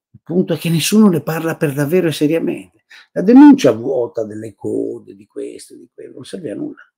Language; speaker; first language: Italian; native; Italian